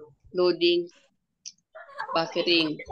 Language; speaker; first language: English; non-native, local second language; Filipino